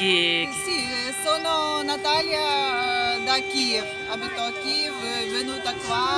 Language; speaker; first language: Italian; non-native, learner; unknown